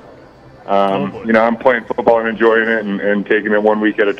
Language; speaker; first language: English; native; English